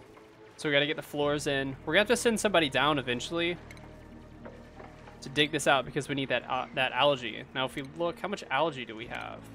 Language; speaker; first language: English; native; English